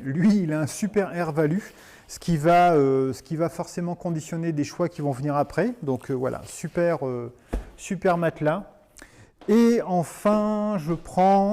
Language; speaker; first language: French; native; French